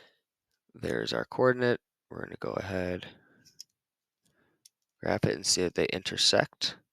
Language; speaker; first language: English; native; English